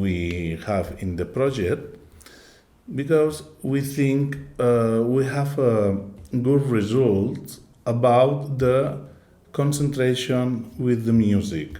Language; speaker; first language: English; non-native, learner; Catalan